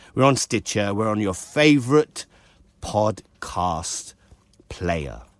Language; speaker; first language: English; early bilingual, other home language; Hindi